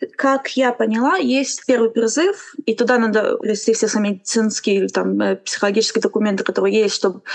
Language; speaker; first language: Russian; non-native, fluent; Romanian